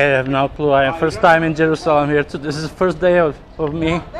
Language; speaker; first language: English; non-native, learner; Czech